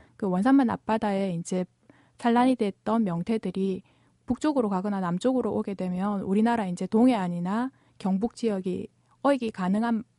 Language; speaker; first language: Korean; native; Korean